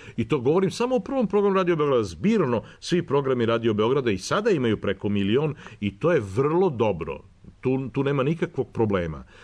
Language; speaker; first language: Serbian; native; Serbian